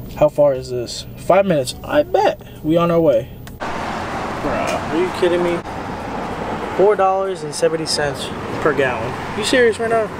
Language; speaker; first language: English; native; English